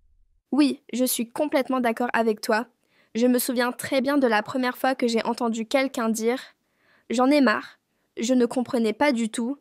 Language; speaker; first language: French; non-native, fluent; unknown